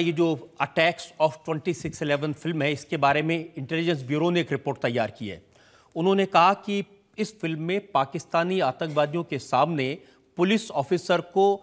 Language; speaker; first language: Hindi; native; Hindi